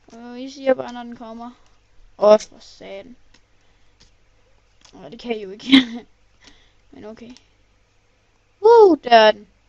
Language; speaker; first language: Danish; native; Danish